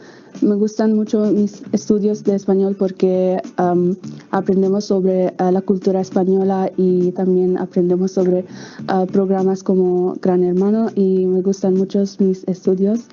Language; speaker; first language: Spanish; non-native, learner; English